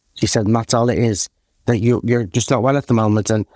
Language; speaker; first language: English; native; English